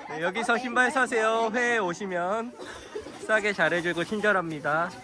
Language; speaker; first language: Korean; native; Korean